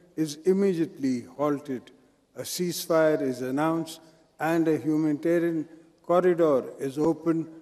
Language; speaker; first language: English; non-native, local second language; Sindhi